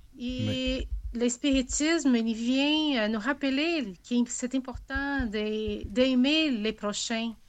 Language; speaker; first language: French; non-native, fluent; Portuguese